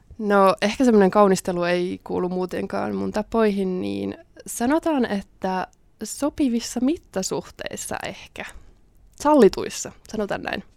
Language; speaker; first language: Finnish; native; Finnish